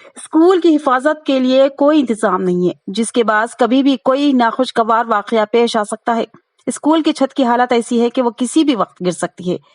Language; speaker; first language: Urdu; native; Urdu